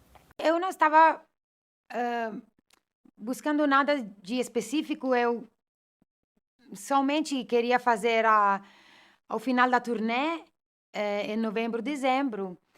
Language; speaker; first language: Portuguese; non-native, fluent; Italian